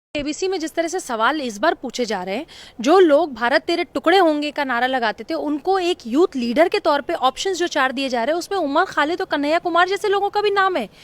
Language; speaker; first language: Hindi; native; Hindi